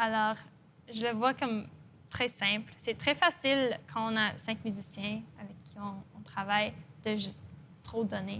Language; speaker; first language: French; non-native, local second language; English